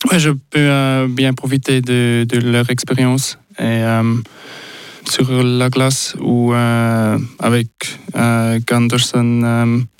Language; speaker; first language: French; non-native, local second language; Swiss German